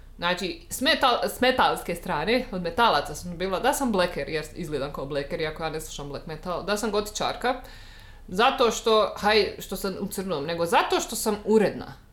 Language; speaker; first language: Bosnian; native; Bosnian